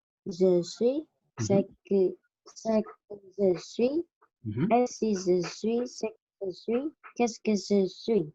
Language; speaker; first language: French; non-native, learner; Indonesian